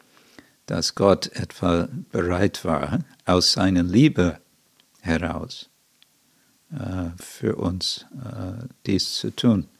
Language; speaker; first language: German; non-native, fluent; English